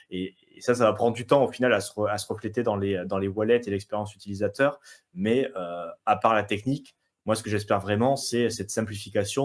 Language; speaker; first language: French; native; French